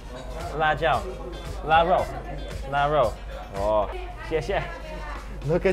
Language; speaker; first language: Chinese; non-native, learner; English